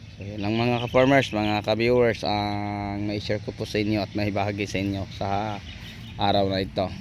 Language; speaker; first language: Filipino; non-native, local second language; Cebuano